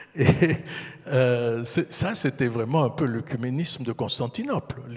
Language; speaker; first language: French; early bilingual, heritage; French